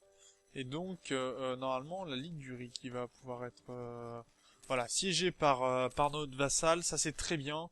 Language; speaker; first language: French; native; French